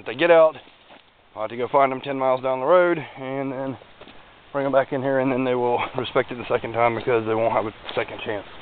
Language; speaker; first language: English; native; English